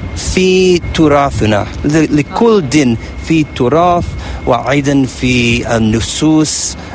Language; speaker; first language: Arabic; non-native, learner; English